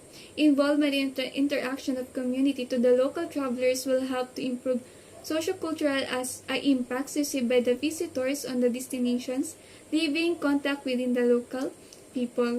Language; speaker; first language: English; non-native, local second language; Filipino